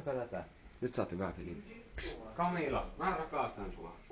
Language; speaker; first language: Finnish; native; Finnish